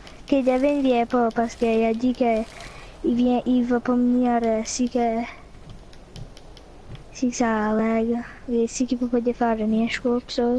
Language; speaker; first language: French; early bilingual, heritage; French